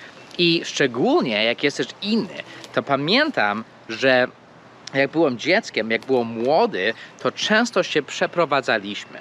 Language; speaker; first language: Polish; early bilingual, heritage; Polish